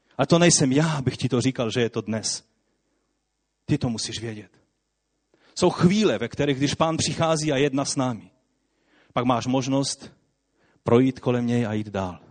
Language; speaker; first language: Czech; non-native, local second language; Polish